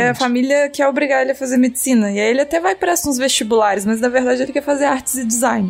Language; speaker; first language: Portuguese; native; Portuguese